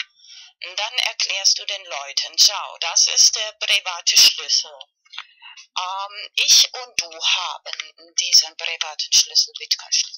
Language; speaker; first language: German; non-native, learner; Spanish